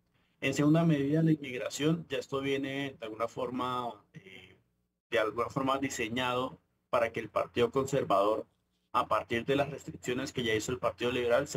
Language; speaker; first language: Spanish; native; Spanish